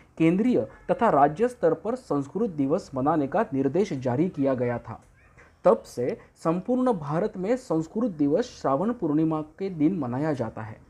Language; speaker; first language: Hindi; non-native, local second language; Marathi